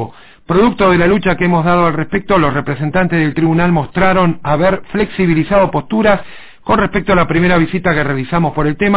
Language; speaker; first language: Spanish; native; Spanish